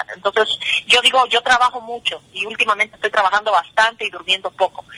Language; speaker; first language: Spanish; early bilingual, heritage; Spanish